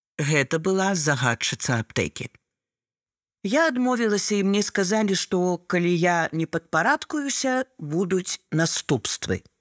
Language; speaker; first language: Belarusian; non-native, local second language; Russian